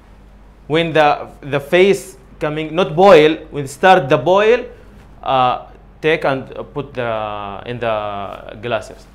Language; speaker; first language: English; non-native, learner; Arabic